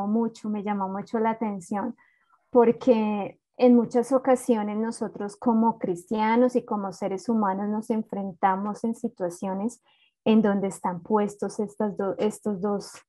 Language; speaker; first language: Spanish; native; Spanish